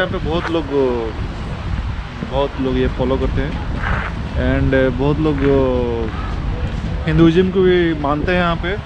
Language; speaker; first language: Hindi; non-native, local second language; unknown